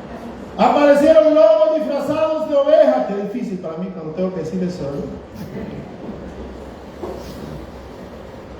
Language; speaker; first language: Spanish; native; Spanish